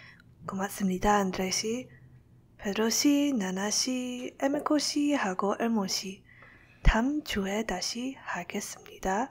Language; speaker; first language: Korean; non-native, learner; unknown